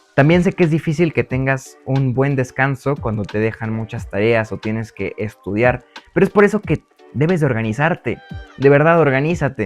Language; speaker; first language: Spanish; native; Spanish